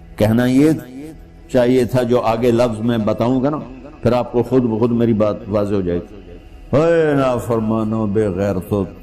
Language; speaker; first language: Urdu; non-native, local second language; Punjabi